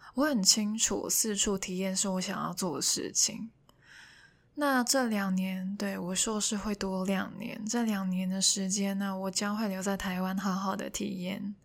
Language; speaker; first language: Chinese; non-native, local second language; Cantonese